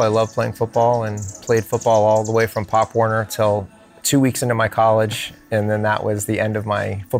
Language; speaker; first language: English; native; English